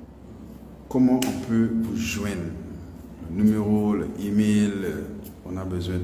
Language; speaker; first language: French; non-native, local second language; English